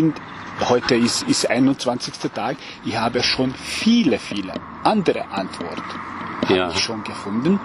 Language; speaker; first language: German; non-native, learner; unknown